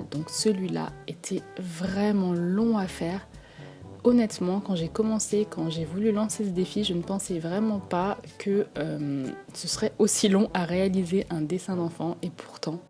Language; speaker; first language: French; native; French